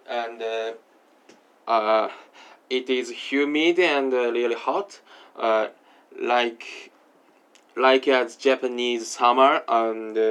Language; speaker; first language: English; non-native, learner; Japanese